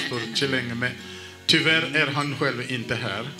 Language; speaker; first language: Swedish; non-native, fluent; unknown